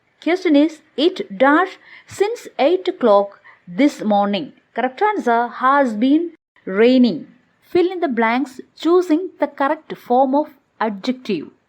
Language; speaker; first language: English; non-native, local second language; Malayalam